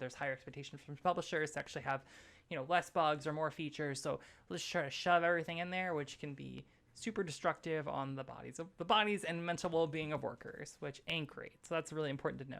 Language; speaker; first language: English; native; English